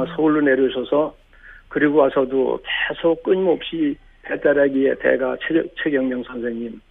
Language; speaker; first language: Korean; native; Korean